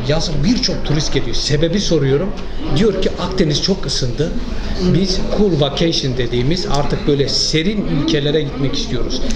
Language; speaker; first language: Turkish; native; Turkish